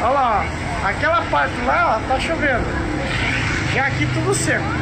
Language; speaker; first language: Portuguese; native; Portuguese